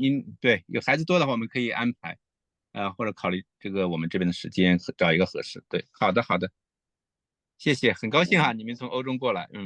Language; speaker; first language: Chinese; native; Chinese